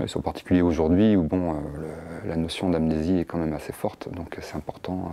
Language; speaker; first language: French; native; French